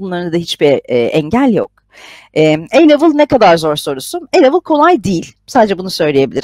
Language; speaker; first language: Turkish; native; Turkish